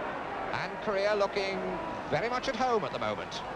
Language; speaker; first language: English; native; English